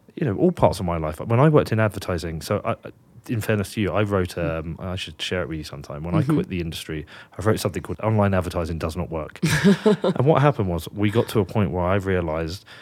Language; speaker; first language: English; native; English